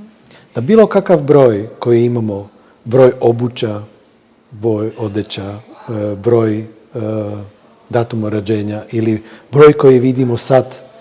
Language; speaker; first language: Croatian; non-native, fluent; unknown